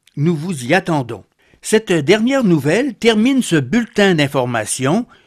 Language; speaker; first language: French; native; French